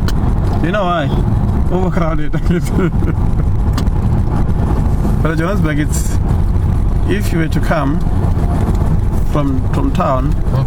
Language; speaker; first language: English; non-native, local second language; Zulu